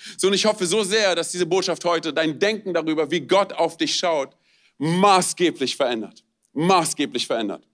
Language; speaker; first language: German; non-native, fluent; Romanian